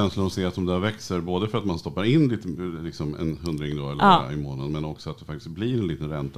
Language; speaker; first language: Swedish; native; Swedish